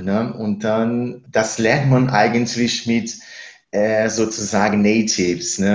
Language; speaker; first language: German; non-native, fluent; Spanish